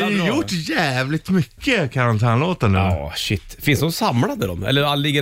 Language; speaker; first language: Swedish; native; Swedish